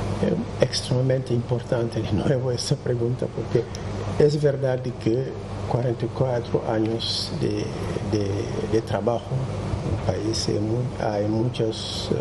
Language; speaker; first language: Spanish; non-native, fluent; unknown